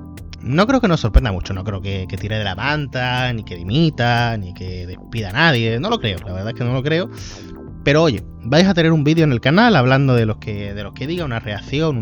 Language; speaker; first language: Spanish; native; Spanish